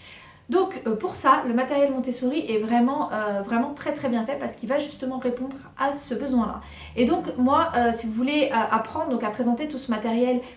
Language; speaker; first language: French; native; French